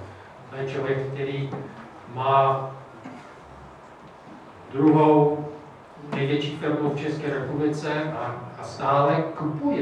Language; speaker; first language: Czech; non-native, fluent; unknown